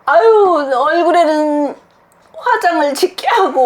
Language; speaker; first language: Korean; native; Korean